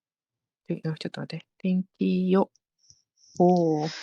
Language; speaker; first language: Japanese; non-native, fluent; Malay